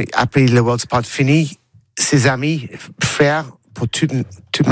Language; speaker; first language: French; non-native, learner; English